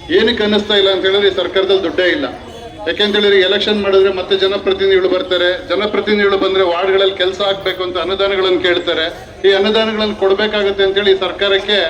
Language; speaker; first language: Kannada; native; Kannada